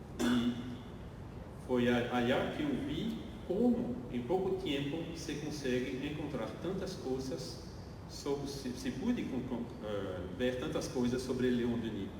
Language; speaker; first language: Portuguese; non-native, learner; French